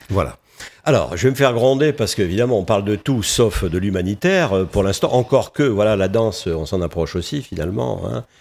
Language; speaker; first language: French; native; French